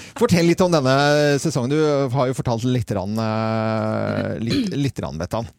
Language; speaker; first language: Norwegian; native; Norwegian